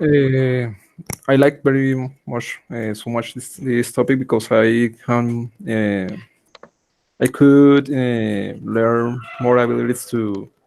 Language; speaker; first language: English; non-native, learner; Spanish